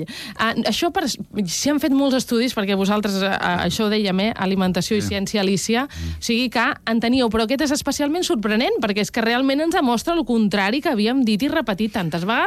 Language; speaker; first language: Catalan; native; Catalan